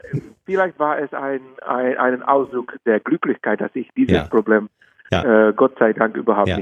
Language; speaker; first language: German; non-native, fluent; Czech